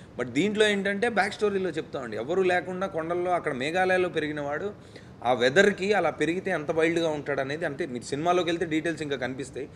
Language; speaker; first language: Telugu; native; Telugu